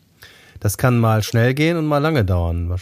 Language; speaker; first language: German; native; German